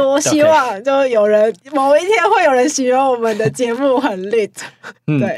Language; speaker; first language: Chinese; native; Chinese